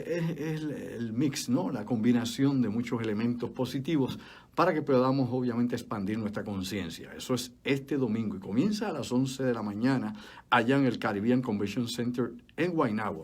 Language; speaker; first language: Spanish; native; Spanish